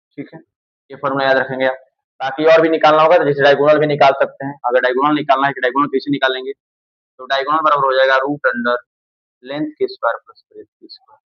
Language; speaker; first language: Hindi; native; Hindi